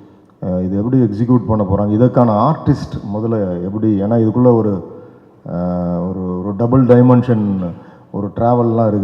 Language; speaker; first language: Tamil; native; Tamil